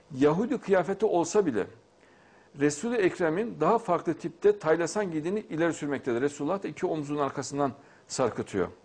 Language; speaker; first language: Turkish; native; Turkish